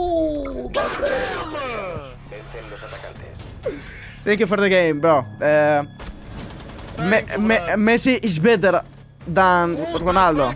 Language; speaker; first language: English; non-native, learner; Spanish